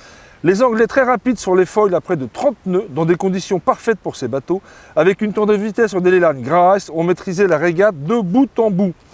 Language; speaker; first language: French; native; French